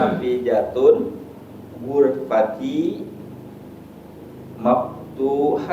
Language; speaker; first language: Arabic; non-native, learner; Indonesian